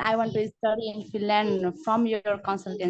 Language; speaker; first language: English; non-native, learner; Nepali